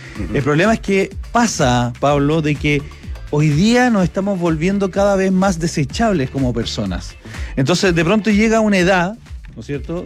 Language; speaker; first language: Spanish; native; Spanish